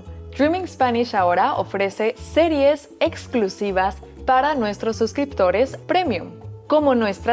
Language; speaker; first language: Spanish; native; Spanish